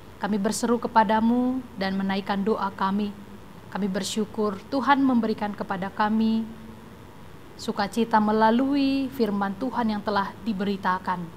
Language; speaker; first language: Indonesian; native; Indonesian